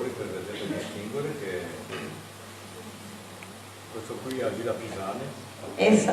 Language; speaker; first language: Italian; native; Italian